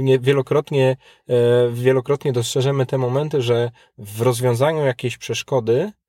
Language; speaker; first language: Polish; native; Polish